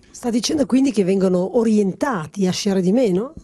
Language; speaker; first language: Italian; native; Italian